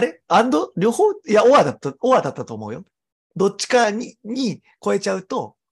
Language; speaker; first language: Japanese; native; Japanese